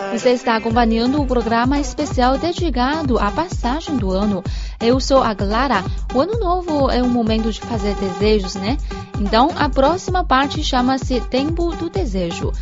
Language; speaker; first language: Portuguese; non-native, fluent; Chinese